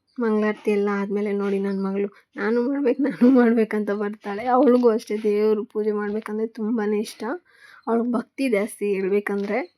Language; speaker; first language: Kannada; non-native, local second language; Telugu